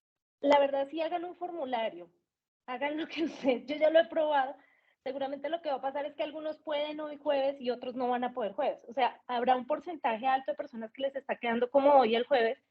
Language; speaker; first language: Spanish; native; Spanish